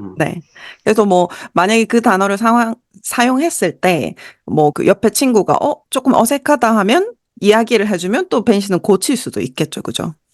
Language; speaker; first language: Korean; native; Korean